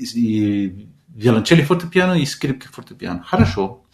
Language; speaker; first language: Russian; non-native, fluent; Spanish